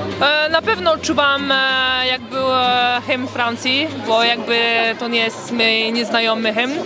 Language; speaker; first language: Polish; early bilingual, heritage; Polish